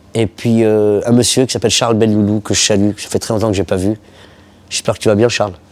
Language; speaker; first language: French; native; French